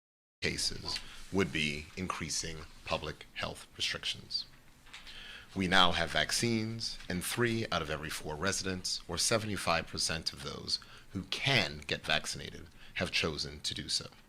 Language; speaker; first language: English; native; English